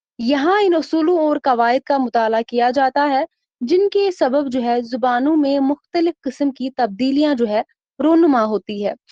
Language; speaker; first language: Urdu; non-native, local second language; Kashmiri